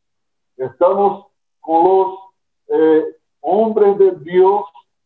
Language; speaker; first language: Spanish; non-native, fluent; Portuguese